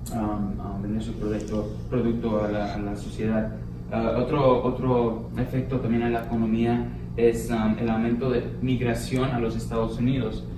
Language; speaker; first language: Spanish; early bilingual, heritage; Spanish